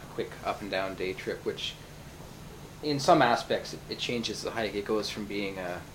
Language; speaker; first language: English; native; English